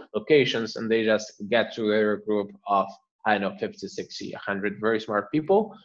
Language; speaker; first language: English; non-native, fluent; Spanish